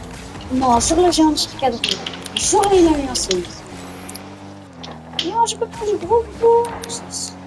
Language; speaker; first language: French; native; French